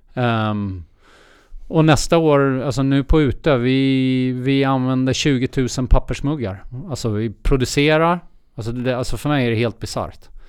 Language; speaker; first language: Swedish; early bilingual, heritage; Swedish